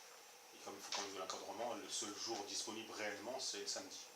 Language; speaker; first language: French; native; French